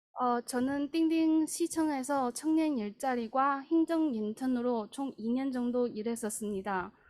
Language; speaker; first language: Korean; non-native, fluent; Chinese